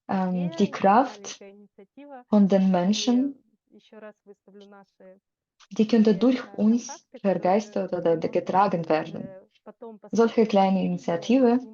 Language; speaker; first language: German; non-native, learner; Russian